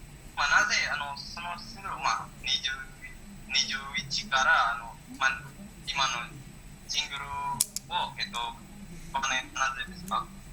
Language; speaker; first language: Japanese; non-native, learner; Indonesian